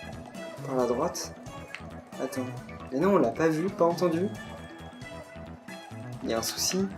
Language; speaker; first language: French; native; French